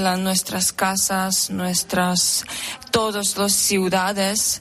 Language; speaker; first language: Spanish; non-native, learner; Ukrainian